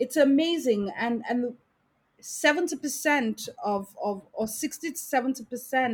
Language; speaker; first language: English; non-native, local second language; Esan